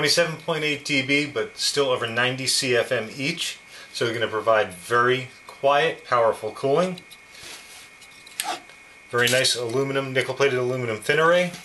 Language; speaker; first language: English; native; English